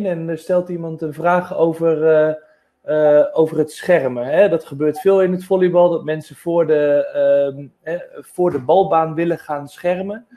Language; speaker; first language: Dutch; native; Dutch